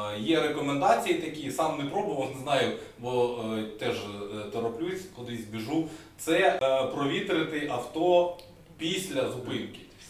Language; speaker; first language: Ukrainian; non-native, local second language; Russian